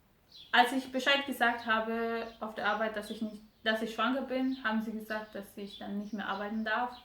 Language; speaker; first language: German; non-native, fluent; Romanian